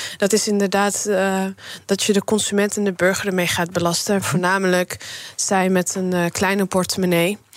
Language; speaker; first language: Dutch; early bilingual, other home language; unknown